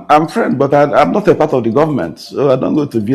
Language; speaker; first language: English; non-native, local second language; Igbo